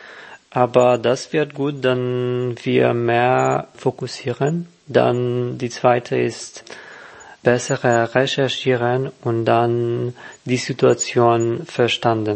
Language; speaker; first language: German; non-native, learner; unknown